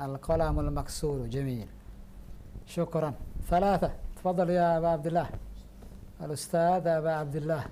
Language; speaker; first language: Arabic; non-native, fluent; Indonesian